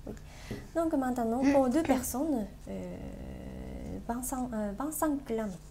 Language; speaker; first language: French; non-native, learner; Japanese